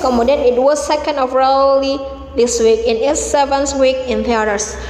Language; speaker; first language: English; non-native, fluent; Indonesian